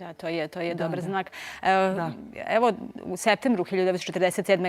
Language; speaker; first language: Serbian; native; Serbian